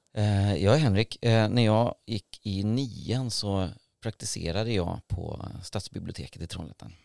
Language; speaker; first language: Swedish; native; Swedish